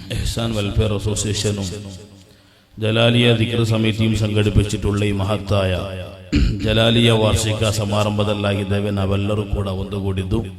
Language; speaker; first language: Kannada; non-native, local second language; Malayalam